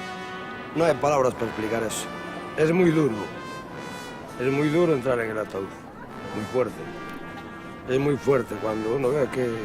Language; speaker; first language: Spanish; non-native, local second language; Galician